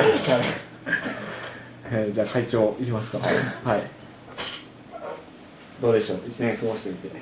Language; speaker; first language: Japanese; native; Japanese